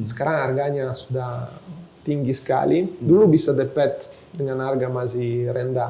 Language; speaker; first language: Indonesian; non-native, fluent; Italian